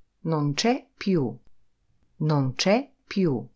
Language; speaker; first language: Italian; non-native, fluent; Polish